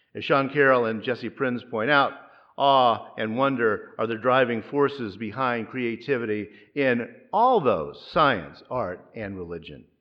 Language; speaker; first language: English; native; English